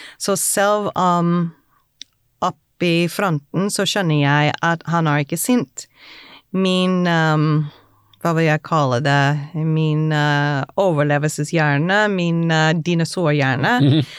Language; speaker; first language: Norwegian; non-native, fluent; English